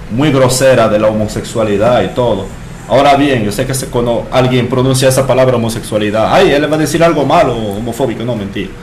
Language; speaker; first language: Spanish; non-native, fluent; French